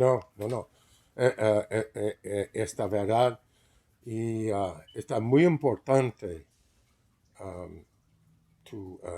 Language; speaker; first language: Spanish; non-native, learner; English